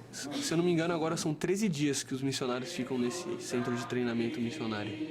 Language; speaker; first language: Portuguese; native; Portuguese